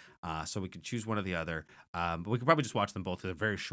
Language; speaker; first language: English; native; English